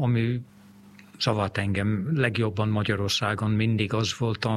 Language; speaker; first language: Hungarian; non-native, fluent; English